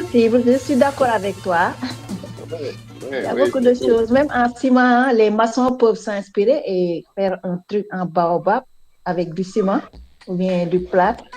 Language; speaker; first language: French; non-native, local second language; Wolof